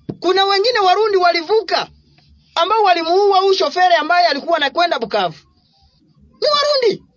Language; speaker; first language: Swahili; native; Swahili